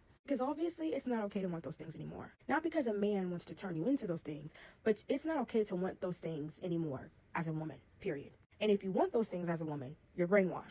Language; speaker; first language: English; native; English